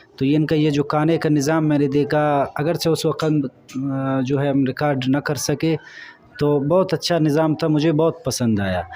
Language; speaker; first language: Urdu; non-native, local second language; Baluchi